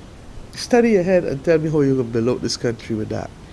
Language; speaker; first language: English; native; English